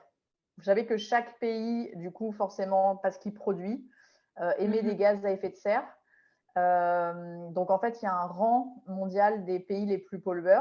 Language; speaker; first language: French; native; French